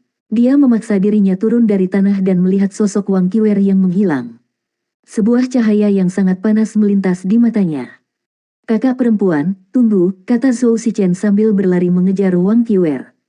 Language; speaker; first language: Indonesian; native; Indonesian